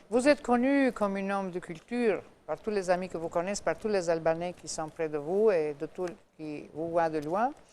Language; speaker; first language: French; non-native, fluent; Albanian